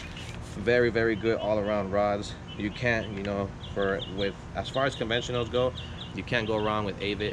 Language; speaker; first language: English; native; English